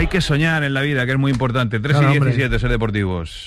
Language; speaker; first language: Spanish; native; Spanish